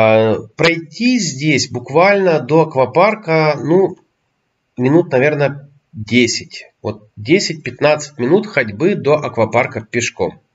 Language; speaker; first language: Russian; native; Russian